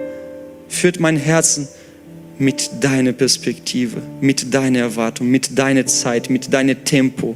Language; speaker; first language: German; non-native, fluent; Portuguese